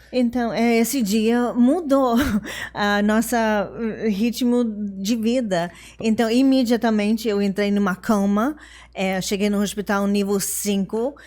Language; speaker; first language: Portuguese; non-native, fluent; English